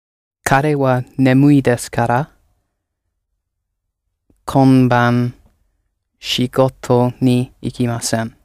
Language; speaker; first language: Japanese; non-native, learner; English